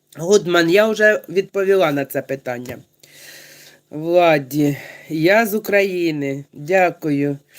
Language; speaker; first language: Ukrainian; non-native, local second language; Russian